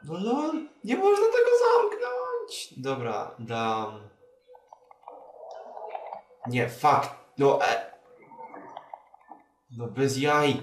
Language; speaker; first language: Polish; native; Polish